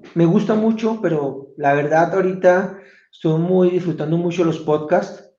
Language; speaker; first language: Spanish; native; Spanish